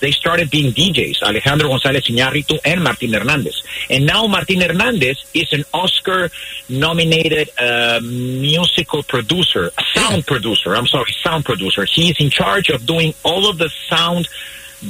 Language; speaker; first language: English; non-native, fluent; Spanish